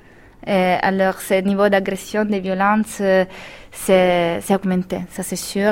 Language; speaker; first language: French; non-native, fluent; Italian